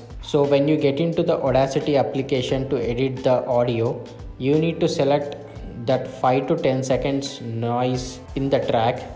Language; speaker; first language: English; non-native, local second language; Telugu